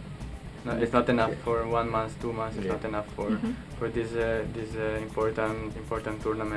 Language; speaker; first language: English; non-native, local second language; Filipino